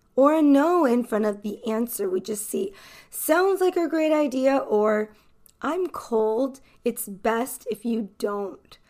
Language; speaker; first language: English; native; English